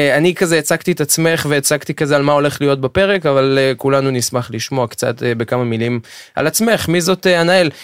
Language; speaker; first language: Hebrew; native; Hebrew